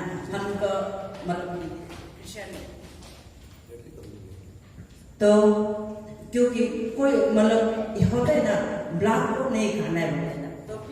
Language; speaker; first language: Hindi; non-native, local second language; Adi